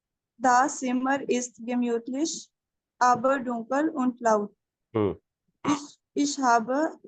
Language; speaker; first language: German; non-native, learner; Hindi